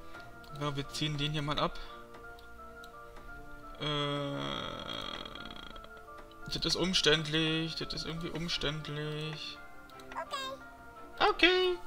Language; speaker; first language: German; native; German